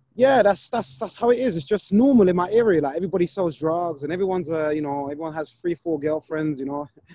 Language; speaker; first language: English; native; English